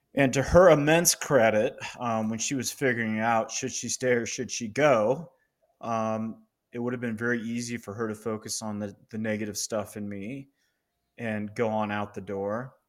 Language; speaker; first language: English; native; English